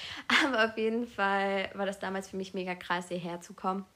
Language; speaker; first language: German; early bilingual, other home language; Polish